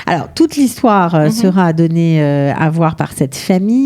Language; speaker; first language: French; native; French